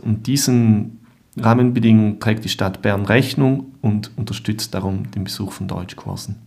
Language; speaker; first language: German; native; German